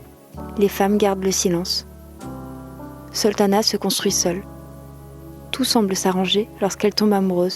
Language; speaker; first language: French; native; French